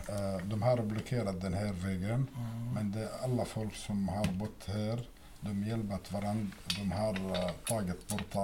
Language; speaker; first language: Swedish; non-native, fluent; Arabic